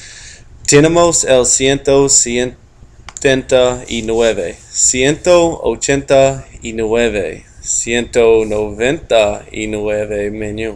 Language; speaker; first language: Spanish; non-native, learner; English